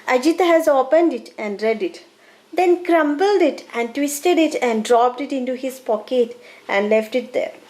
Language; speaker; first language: English; non-native, local second language; Malayalam